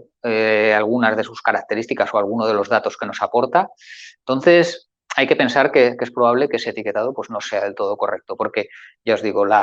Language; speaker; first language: Spanish; native; Spanish